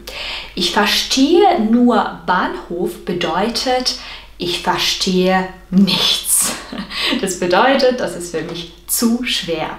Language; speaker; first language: German; non-native, fluent; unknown